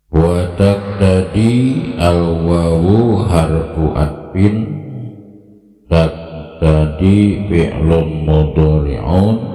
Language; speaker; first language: Arabic; non-native, fluent; Sundanese